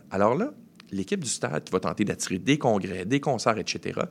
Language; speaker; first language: French; native; French